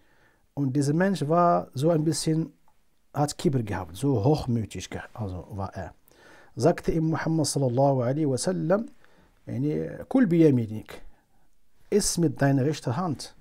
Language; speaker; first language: German; non-native, fluent; Arabic